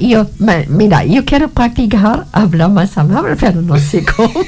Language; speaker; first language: Spanish; non-native, fluent; German